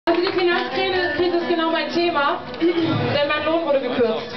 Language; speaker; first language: German; native; German